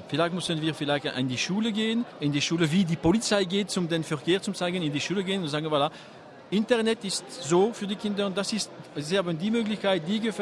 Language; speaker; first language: German; non-native, fluent; French